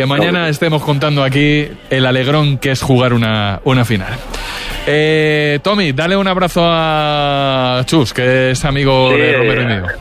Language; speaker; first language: Spanish; native; Spanish